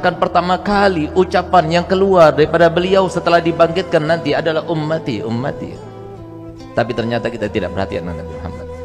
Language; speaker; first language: Indonesian; native; Indonesian